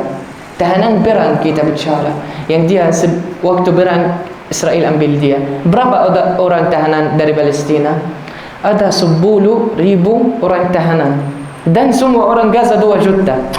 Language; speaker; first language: Indonesian; non-native, learner; Arabic